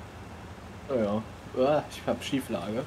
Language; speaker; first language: German; native; German